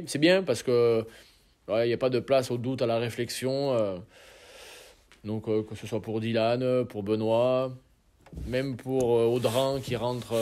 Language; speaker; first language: French; native; French